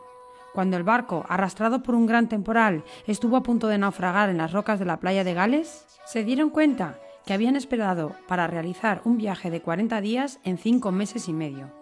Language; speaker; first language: Spanish; native; Spanish